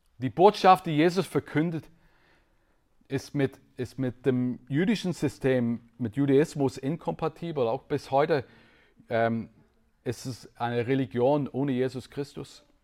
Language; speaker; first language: German; non-native, fluent; English